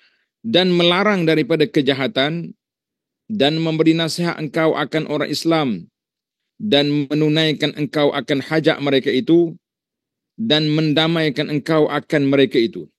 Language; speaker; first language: Malay; native; Malay